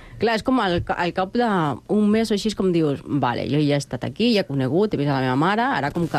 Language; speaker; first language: Catalan; non-native, fluent; Spanish